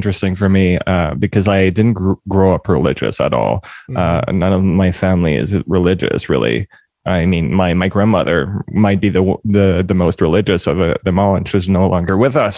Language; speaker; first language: English; non-native, fluent; French